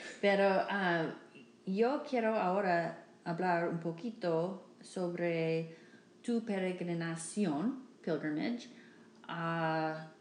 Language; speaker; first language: Spanish; non-native, learner; English